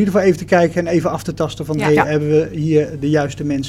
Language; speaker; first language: Dutch; native; Dutch